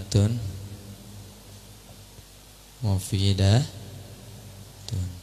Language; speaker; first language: Arabic; non-native, fluent; Indonesian